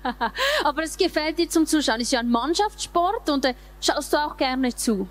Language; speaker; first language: German; native; German